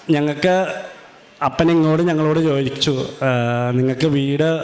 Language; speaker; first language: Malayalam; native; Malayalam